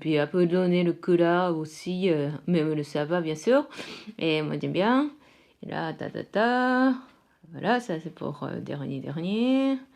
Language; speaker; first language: French; non-native, fluent; Japanese